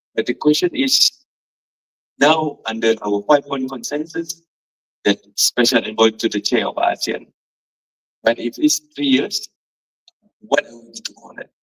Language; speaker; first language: English; non-native, local second language; Malay